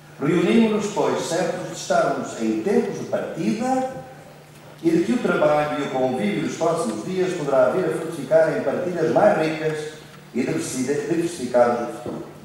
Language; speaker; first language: Portuguese; native; Portuguese